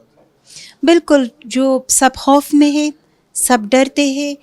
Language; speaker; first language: Hindi; non-native, fluent; Punjabi